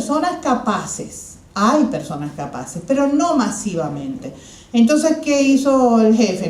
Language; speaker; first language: Spanish; native; Spanish